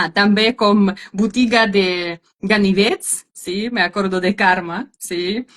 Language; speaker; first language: Catalan; non-native, learner; Russian